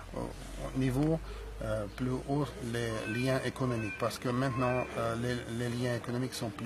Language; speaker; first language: French; non-native, learner; Russian